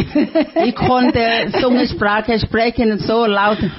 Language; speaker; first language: German; non-native, fluent; Thai